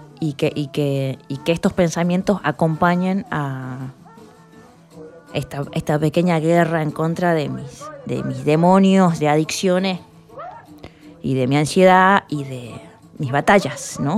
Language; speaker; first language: Spanish; native; Spanish